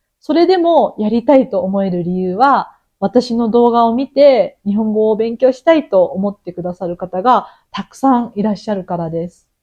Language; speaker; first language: Japanese; native; Japanese